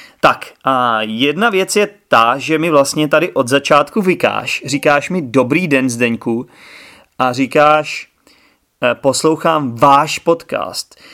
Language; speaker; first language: Czech; native; Czech